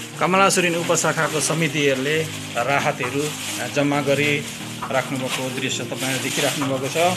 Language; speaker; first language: Nepali; early bilingual, heritage; Nepali